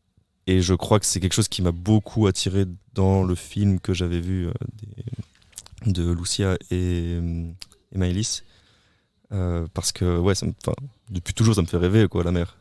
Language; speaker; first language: French; native; French